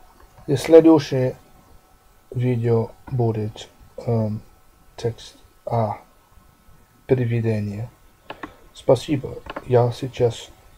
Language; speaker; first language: Russian; non-native, learner; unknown